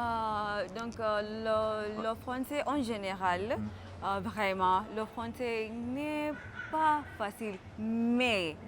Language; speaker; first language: French; non-native, fluent; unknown